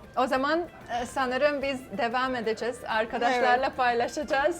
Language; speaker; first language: Turkish; non-native, fluent; Hungarian